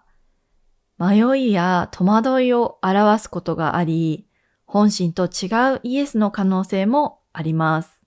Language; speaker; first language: Japanese; native; Japanese